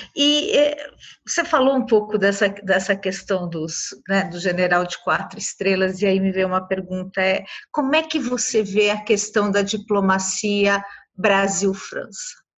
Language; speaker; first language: Portuguese; native; Portuguese